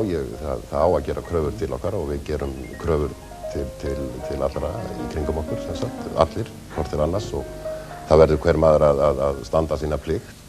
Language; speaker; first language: Icelandic; native; Icelandic